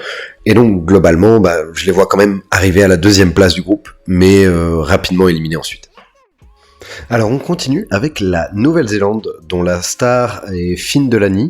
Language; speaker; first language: French; native; French